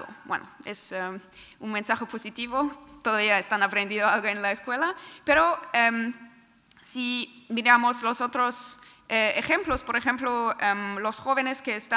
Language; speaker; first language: Spanish; non-native, fluent; German